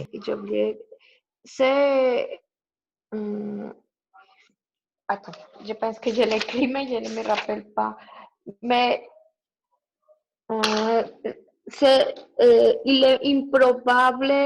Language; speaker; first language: French; non-native, learner; Spanish